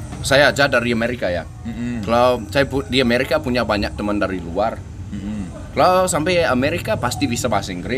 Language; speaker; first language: Indonesian; non-native, fluent; English